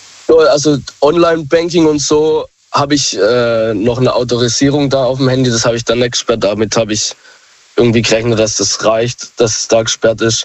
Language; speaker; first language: German; native; German